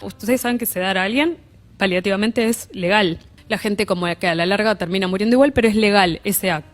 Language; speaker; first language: Spanish; native; Spanish